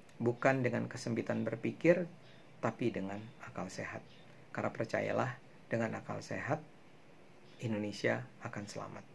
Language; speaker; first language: Indonesian; native; Indonesian